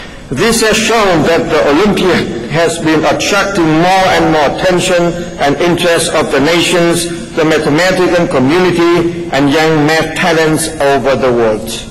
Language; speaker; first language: English; non-native, fluent; Vietnamese